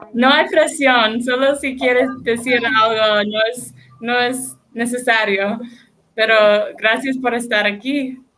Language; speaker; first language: Spanish; non-native, learner; English